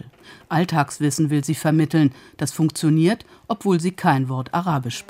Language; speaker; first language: German; native; German